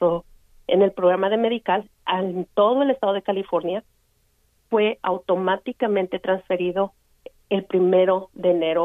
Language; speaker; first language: Spanish; native; Spanish